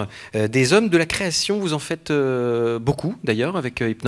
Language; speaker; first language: French; native; French